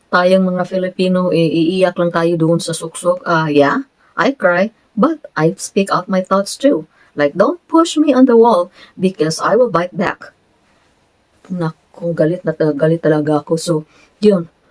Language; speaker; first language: Filipino; non-native, local second language; Cebuano